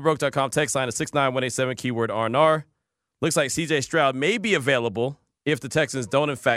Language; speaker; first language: English; native; English